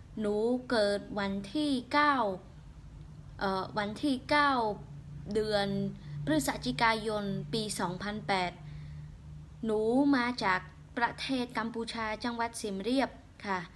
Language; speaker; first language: Thai; non-native, learner; Khmer